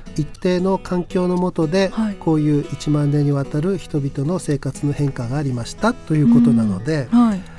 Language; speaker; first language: Japanese; native; Japanese